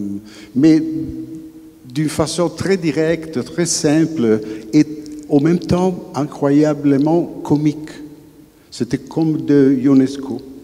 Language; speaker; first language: French; non-native, fluent; Italian